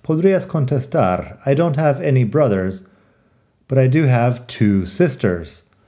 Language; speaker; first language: English; native; English